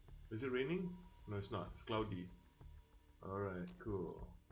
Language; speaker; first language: English; non-native, local second language; Malay